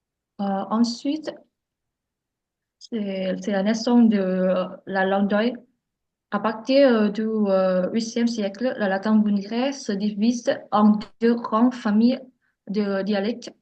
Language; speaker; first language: French; non-native, learner; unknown